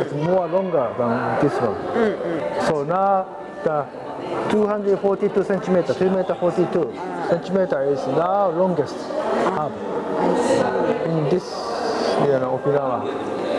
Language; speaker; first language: English; non-native, learner; Japanese